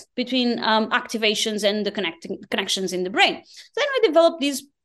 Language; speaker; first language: English; non-native, fluent; Portuguese